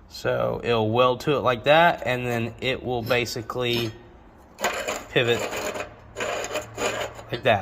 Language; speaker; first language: English; native; English